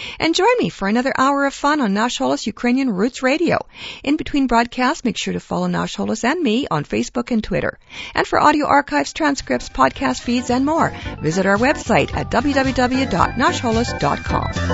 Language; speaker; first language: English; early bilingual, other home language; Ukrainian